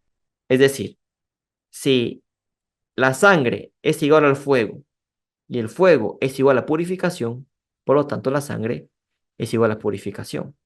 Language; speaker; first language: Spanish; native; Spanish